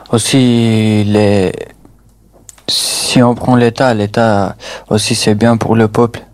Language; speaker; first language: French; non-native, fluent; Albanian